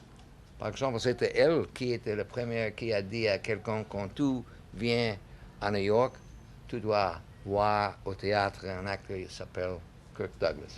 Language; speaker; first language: French; non-native, learner; English